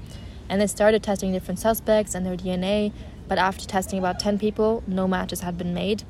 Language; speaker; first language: English; non-native, fluent; German